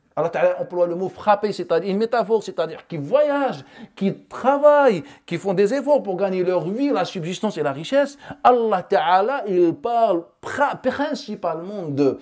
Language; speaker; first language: French; non-native, local second language; Wolof